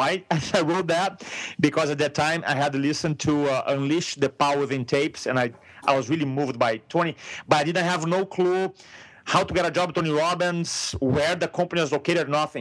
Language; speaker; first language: English; non-native, fluent; Portuguese